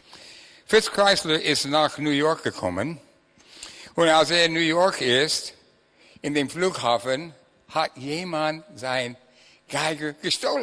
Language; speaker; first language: German; non-native, fluent; English